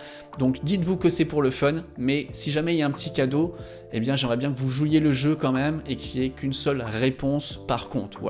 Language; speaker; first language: French; native; French